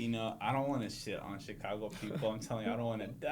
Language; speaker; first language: English; native; English